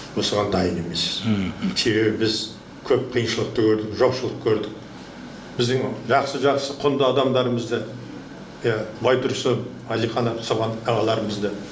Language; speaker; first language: Kazakh; native; Kazakh